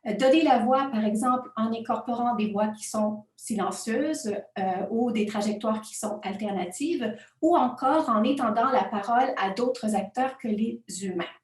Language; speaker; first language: French; non-native, fluent; Spanish